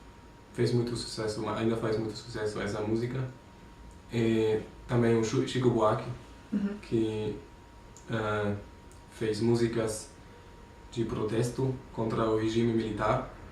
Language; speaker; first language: Portuguese; non-native, fluent; German